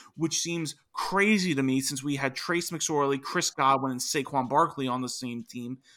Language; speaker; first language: English; native; English